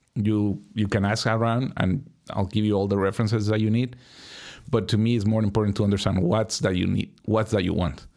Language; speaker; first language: English; non-native, fluent; Spanish